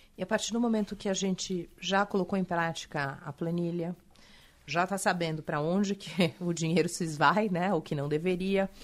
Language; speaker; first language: Portuguese; native; Portuguese